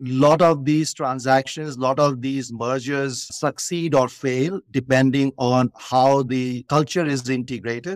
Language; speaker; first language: English; non-native, local second language; Bangla